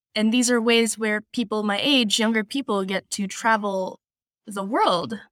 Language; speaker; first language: English; non-native, local second language; Filipino